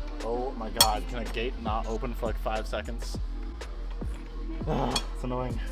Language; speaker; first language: English; native; English